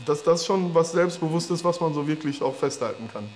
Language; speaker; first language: German; early bilingual, other home language; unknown